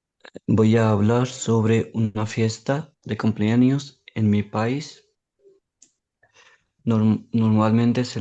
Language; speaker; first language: Spanish; non-native, learner; Urdu